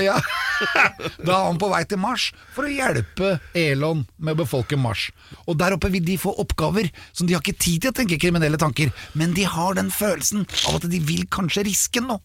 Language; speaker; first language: Norwegian; native; Norwegian